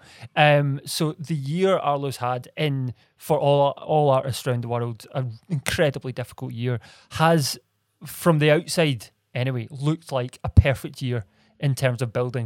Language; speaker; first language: English; native; English